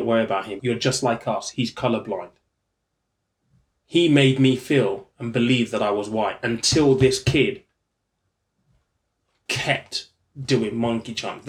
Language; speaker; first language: English; native; English